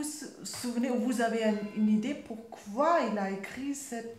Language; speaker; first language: French; non-native, fluent; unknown